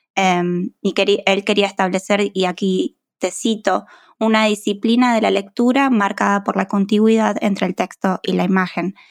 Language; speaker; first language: Spanish; native; Spanish